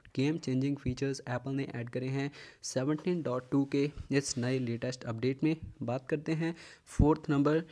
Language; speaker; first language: Hindi; native; Hindi